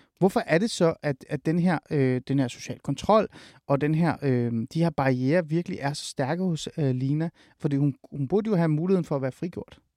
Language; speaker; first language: Danish; early bilingual, other home language; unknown